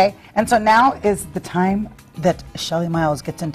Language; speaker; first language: English; native; English